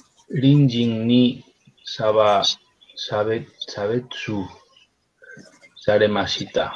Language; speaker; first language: Japanese; non-native, learner; Spanish